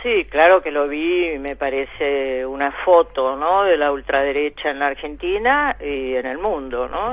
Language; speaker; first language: Spanish; native; Spanish